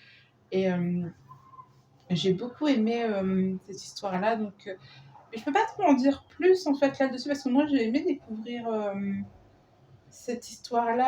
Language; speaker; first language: French; native; French